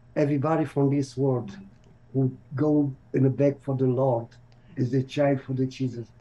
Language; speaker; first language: English; non-native, learner; Romanian